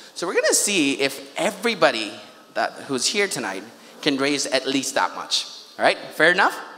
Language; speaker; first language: English; non-native, local second language; Urdu